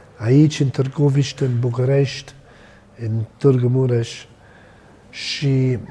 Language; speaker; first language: Romanian; non-native, learner; English